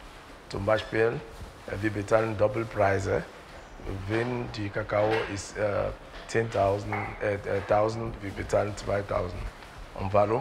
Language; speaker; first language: German; non-native, learner; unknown